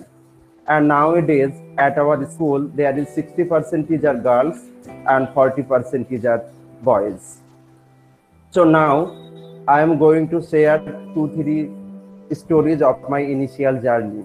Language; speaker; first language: English; non-native, local second language; Bangla